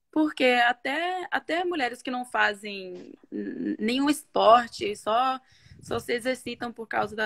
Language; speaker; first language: Portuguese; non-native, fluent; Norwegian